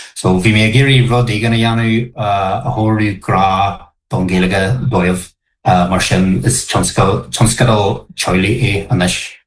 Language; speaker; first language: Irish; non-native, local second language; English